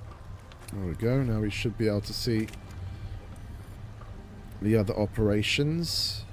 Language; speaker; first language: English; native; English